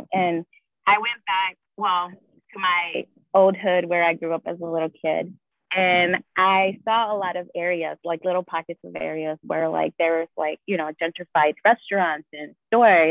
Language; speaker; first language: English; early bilingual, other home language; Spanish